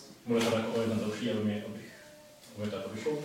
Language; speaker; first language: Czech; native; Czech